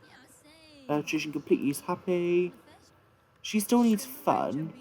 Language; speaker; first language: English; native; English